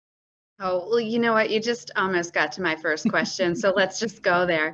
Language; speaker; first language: English; native; English